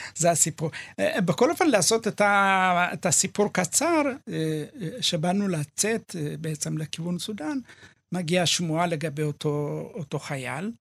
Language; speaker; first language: Hebrew; early bilingual, other home language; Amharic